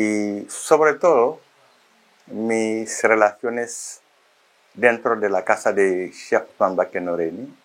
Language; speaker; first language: Spanish; non-native, fluent; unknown